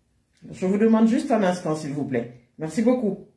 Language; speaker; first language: French; native; French